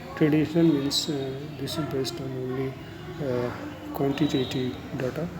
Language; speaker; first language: English; non-native, local second language; Hindi